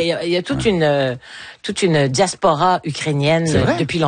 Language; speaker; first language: French; native; French